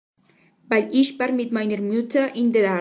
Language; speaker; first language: German; non-native, learner; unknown